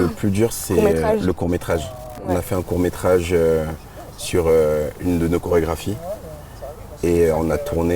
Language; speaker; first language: French; native; French